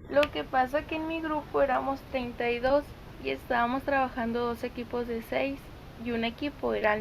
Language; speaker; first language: Spanish; native; Spanish